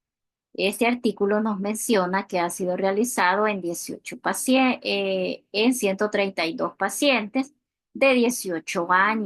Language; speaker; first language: Spanish; native; Spanish